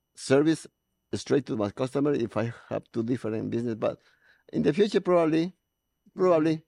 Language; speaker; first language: English; non-native, learner; Spanish